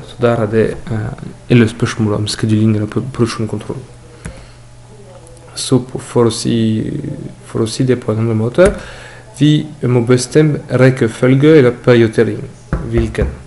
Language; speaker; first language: Norwegian; non-native, fluent; French